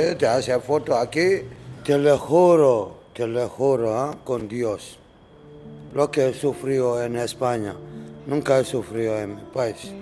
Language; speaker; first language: Spanish; non-native, learner; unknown